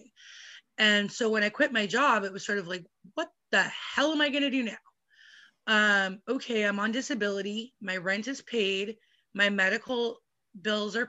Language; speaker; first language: English; native; English